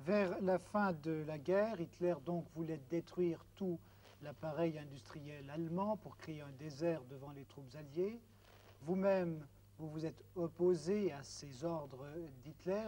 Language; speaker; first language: French; native; French